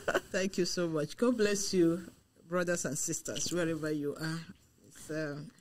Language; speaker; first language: English; non-native, local second language; Igbo